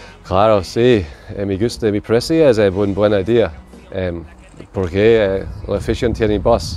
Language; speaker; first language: Spanish; non-native, learner; English